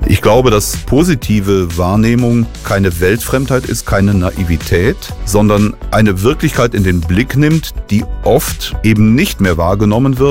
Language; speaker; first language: German; native; German